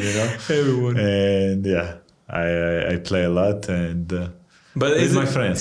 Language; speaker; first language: English; non-native, fluent; Georgian